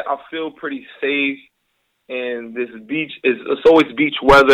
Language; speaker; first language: English; native; English